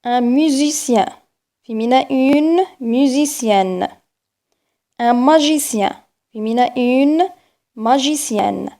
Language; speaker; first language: French; non-native, local second language; Arabic